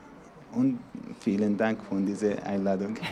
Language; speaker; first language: German; non-native, learner; Arabic